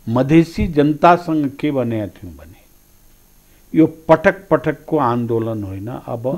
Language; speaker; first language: Nepali; non-native, local second language; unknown